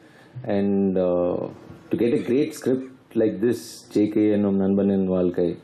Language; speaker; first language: Tamil; non-native, learner; Telugu